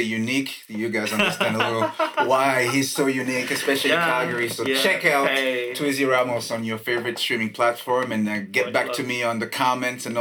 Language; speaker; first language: English; non-native, fluent; French